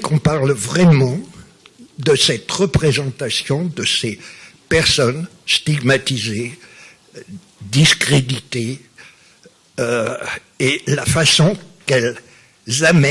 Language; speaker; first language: French; native; French